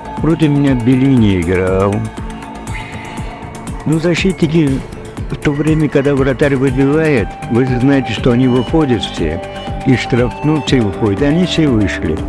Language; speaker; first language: Russian; non-native, local second language; Azerbaijani